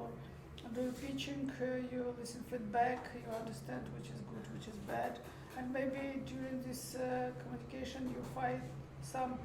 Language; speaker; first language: English; non-native, learner; Armenian